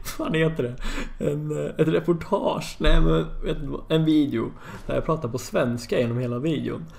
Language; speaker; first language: Swedish; native; Swedish